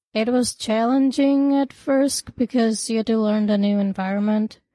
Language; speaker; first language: English; non-native, local second language; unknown